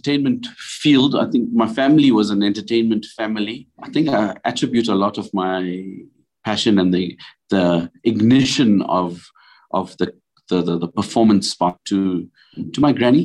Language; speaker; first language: English; native; English